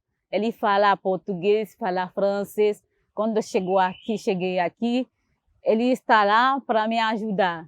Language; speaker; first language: Portuguese; non-native, learner; Haitian Creole